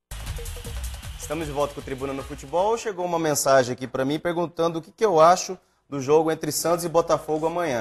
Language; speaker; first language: Portuguese; native; Portuguese